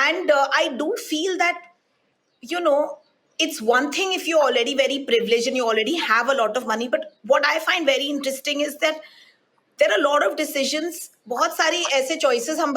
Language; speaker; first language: English; non-native, local second language; Hindi